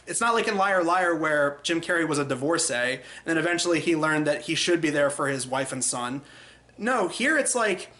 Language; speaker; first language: English; native; English